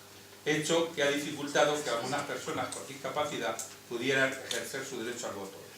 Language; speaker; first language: Spanish; native; Spanish